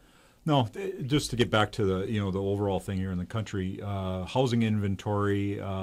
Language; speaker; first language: English; native; English